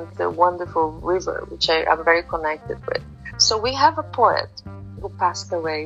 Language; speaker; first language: English; non-native, fluent; Portuguese